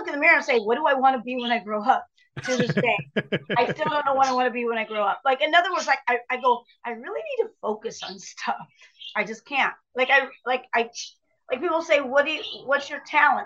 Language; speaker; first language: English; native; English